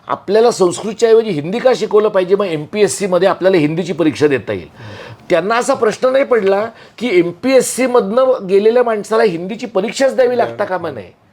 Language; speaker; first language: Marathi; native; Marathi